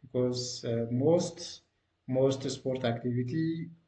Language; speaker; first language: English; non-native, local second language; Amharic